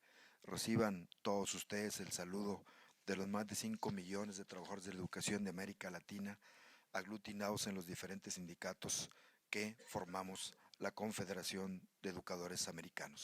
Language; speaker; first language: Spanish; native; Spanish